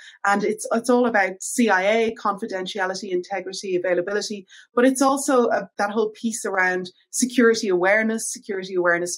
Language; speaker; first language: English; native; English